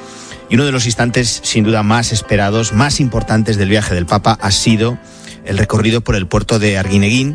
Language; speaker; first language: Spanish; native; Spanish